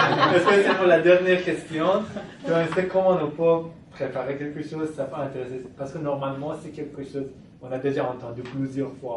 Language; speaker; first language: French; non-native, fluent; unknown